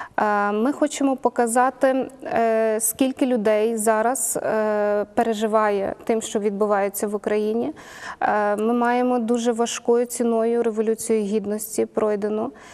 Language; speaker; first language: Ukrainian; native; Ukrainian